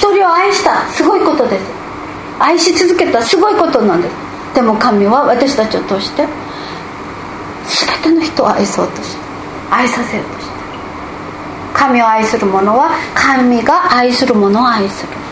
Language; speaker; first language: Japanese; non-native, fluent; Korean